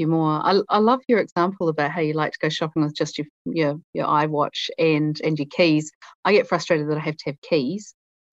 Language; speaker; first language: English; native; English